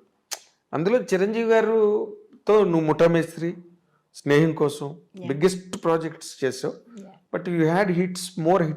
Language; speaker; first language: Telugu; native; Telugu